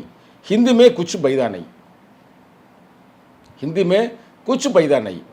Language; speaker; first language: Hindi; non-native, local second language; Tamil